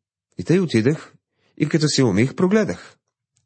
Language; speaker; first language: Bulgarian; native; Bulgarian